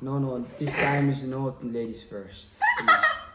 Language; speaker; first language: English; non-native, learner; Amharic